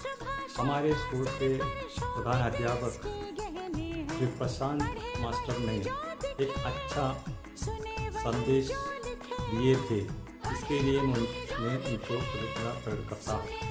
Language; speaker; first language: Hindi; non-native, local second language; Malayalam